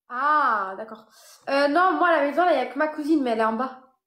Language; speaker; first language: French; early bilingual, other home language; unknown